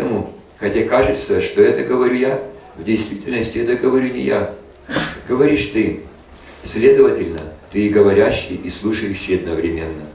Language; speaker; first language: Russian; native; Russian